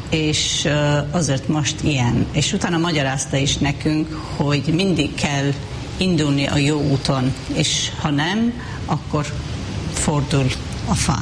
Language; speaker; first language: Hungarian; non-native, fluent; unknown